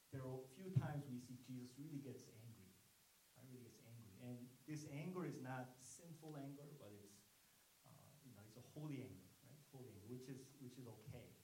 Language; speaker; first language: English; non-native, fluent; Korean